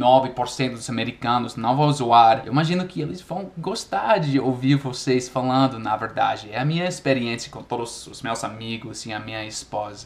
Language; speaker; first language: Portuguese; non-native, fluent; English